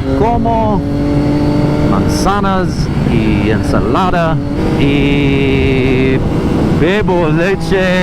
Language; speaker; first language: Spanish; non-native, learner; English